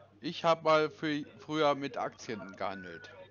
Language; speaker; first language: German; native; German